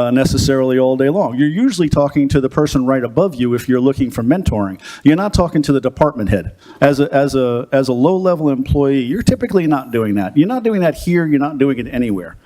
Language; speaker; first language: English; native; English